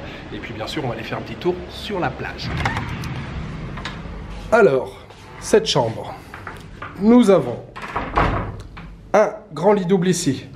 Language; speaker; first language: French; native; French